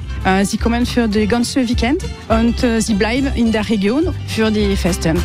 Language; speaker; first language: German; non-native, learner; French